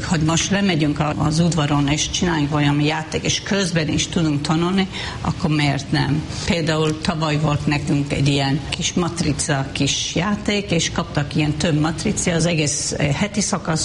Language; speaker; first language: Hungarian; non-native, fluent; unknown